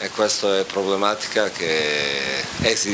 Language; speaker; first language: Italian; non-native, fluent; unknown